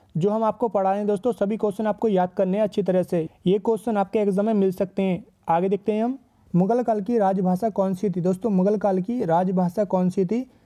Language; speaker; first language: Hindi; native; Hindi